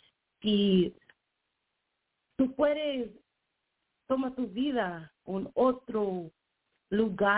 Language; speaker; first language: Spanish; non-native, learner; English